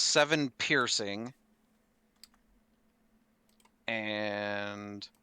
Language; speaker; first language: English; native; English